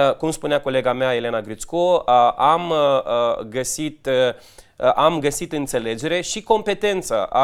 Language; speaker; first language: Romanian; native; Romanian